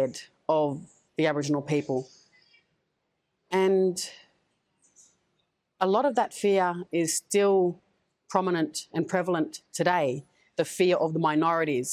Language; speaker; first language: English; native; English